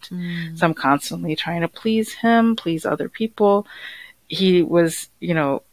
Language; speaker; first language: English; native; English